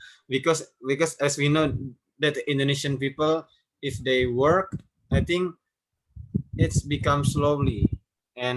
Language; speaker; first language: English; non-native, learner; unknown